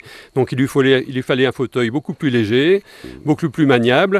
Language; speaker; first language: French; native; French